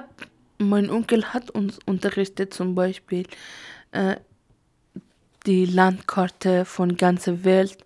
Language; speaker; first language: German; non-native, learner; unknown